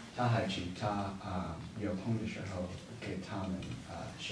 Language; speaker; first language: Chinese; non-native, learner; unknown